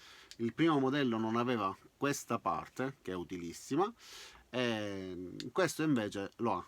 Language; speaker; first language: Italian; native; Italian